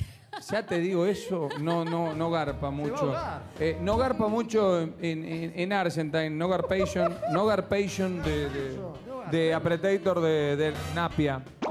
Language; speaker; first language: Spanish; native; Spanish